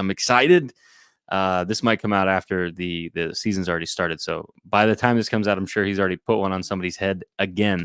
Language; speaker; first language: English; native; English